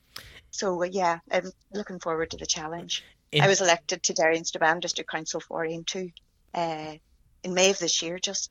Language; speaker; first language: English; native; English